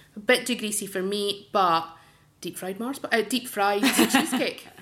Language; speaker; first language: English; native; English